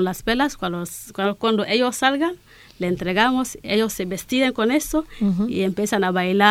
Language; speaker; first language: Spanish; non-native, learner; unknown